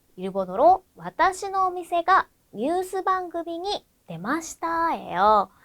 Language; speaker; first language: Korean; non-native, fluent; Japanese